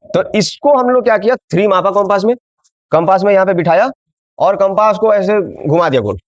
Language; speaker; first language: Hindi; non-native, local second language; Bangla